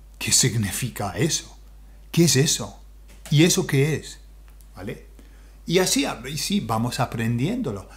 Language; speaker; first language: Spanish; non-native, fluent; English